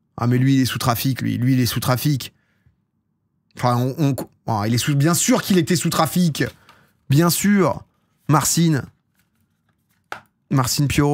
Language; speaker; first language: French; native; French